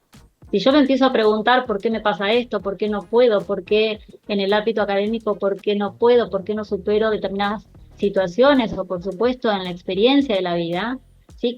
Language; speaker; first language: Spanish; native; Spanish